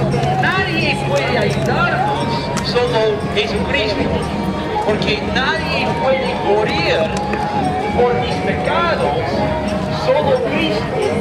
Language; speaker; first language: Spanish; non-native, learner; English